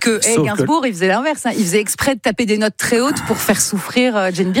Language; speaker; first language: French; native; French